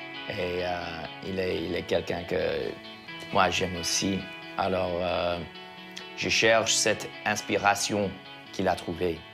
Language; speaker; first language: French; non-native, learner; English